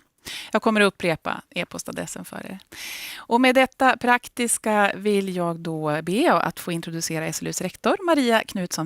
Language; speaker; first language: Swedish; native; Swedish